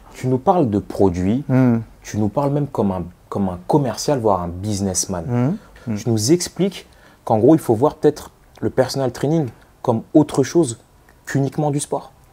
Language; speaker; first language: French; native; French